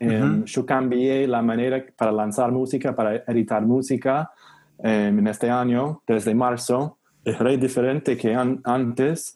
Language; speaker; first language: Spanish; non-native, learner; English